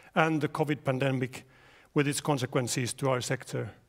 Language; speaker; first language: English; non-native, fluent; Finnish